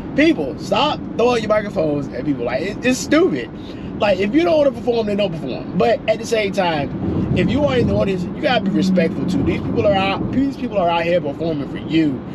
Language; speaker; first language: English; native; English